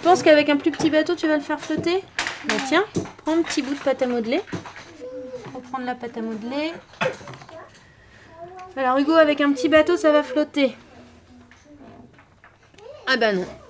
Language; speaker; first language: French; native; French